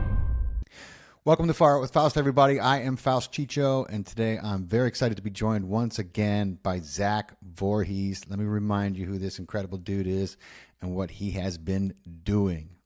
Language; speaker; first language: English; native; English